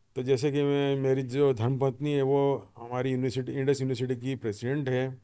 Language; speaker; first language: Hindi; native; Hindi